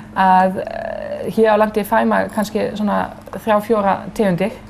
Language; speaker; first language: Icelandic; non-native, fluent; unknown